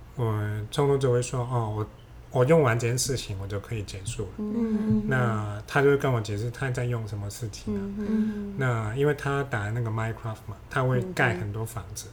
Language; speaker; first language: Chinese; non-native, fluent; Cantonese